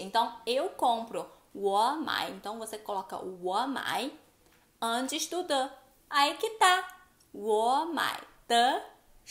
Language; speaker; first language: Portuguese; non-native, fluent; Chinese